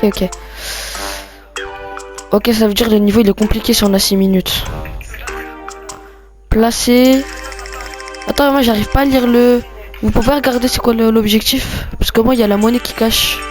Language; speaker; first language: French; native; French